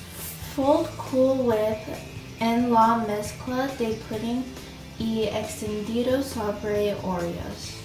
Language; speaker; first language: Spanish; non-native, learner; English